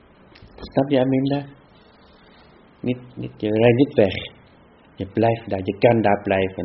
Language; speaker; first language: Dutch; non-native, fluent; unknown